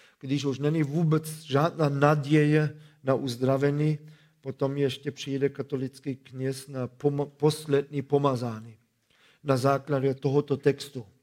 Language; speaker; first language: Czech; non-native, fluent; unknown